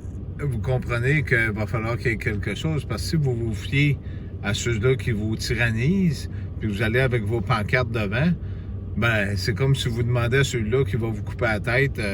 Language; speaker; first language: French; native; French